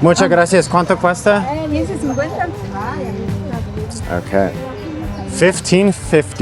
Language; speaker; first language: Spanish; non-native, learner; English